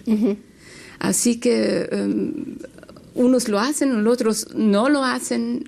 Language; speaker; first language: Spanish; non-native, learner; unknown